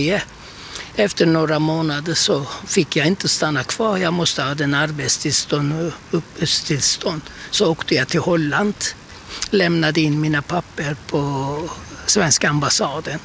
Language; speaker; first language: Swedish; non-native, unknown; Turkish